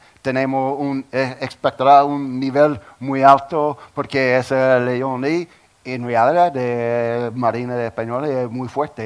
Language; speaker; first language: Spanish; non-native, learner; English